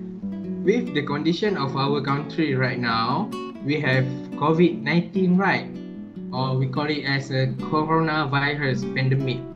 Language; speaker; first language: English; non-native, learner; Malay